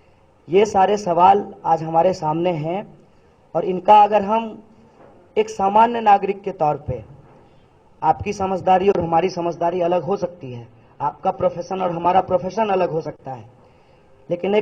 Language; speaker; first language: Hindi; native; Hindi